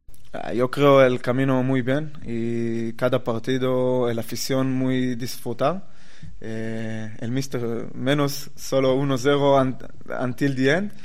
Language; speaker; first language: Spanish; non-native, learner; Hebrew